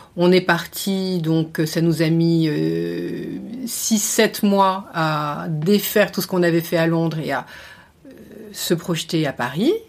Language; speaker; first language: French; native; French